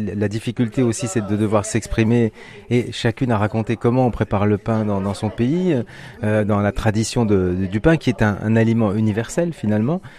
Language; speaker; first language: French; native; French